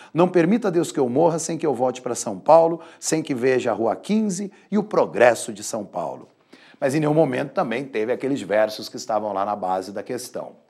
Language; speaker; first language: Portuguese; native; Portuguese